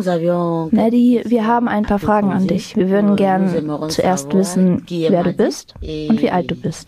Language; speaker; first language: German; non-native, fluent; French